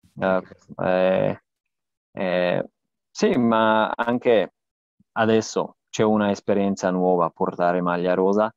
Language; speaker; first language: Italian; non-native, learner; Slovak